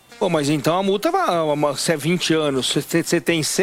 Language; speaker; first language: Portuguese; native; Portuguese